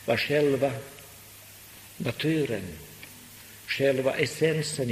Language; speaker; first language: Swedish; non-native, local second language; Finnish